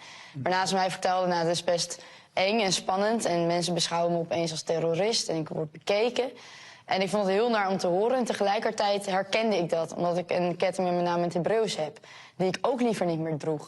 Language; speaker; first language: Dutch; native; Dutch